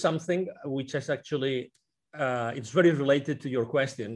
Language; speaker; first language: English; non-native, fluent; Spanish